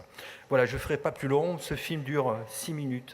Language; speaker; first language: French; native; French